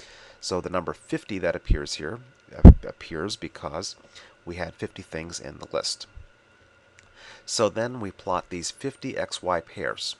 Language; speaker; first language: English; native; English